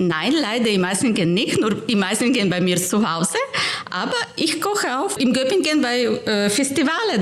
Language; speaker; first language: German; non-native, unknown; Ukrainian